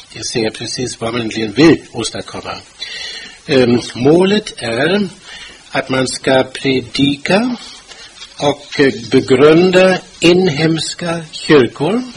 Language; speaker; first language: Swedish; non-native, fluent; German